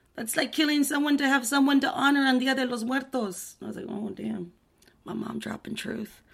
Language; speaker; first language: English; early bilingual, other home language; Spanish